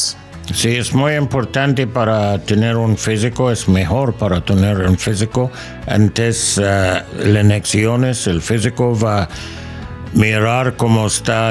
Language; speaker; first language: Spanish; non-native, learner; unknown